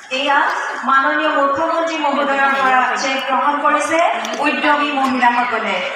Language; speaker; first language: Assamese; native; Assamese